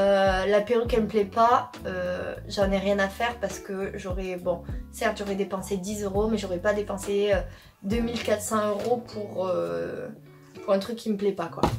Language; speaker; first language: French; native; French